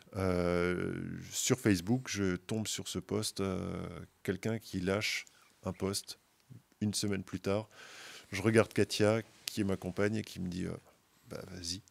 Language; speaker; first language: French; native; French